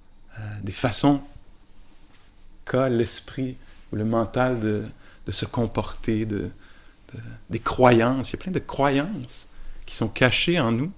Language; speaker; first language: French; native; French